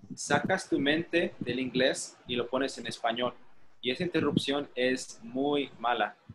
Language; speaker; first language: Spanish; early bilingual, heritage; Spanish